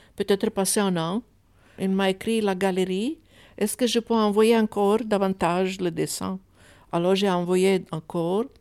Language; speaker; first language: French; non-native, fluent; Croatian